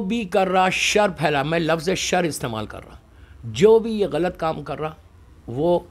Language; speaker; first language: Hindi; native; Hindi